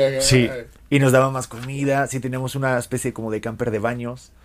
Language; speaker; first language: Spanish; native; Spanish